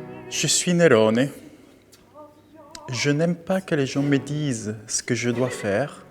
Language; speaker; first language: French; non-native, fluent; Spanish